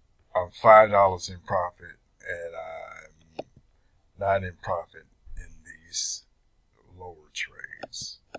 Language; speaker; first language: English; native; English